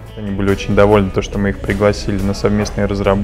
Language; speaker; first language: Russian; native; Russian